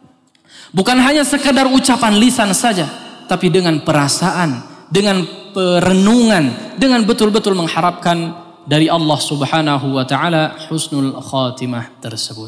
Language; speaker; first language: Indonesian; native; Indonesian